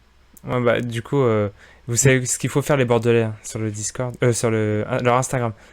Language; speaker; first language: French; native; French